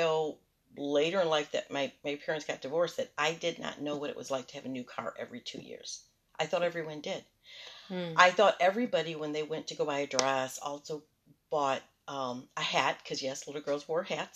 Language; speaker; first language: English; early bilingual, other home language; Spanish